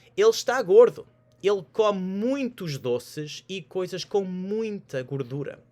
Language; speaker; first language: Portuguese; non-native, fluent; English